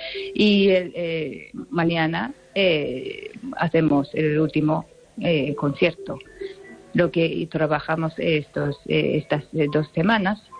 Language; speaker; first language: Spanish; non-native, learner; Japanese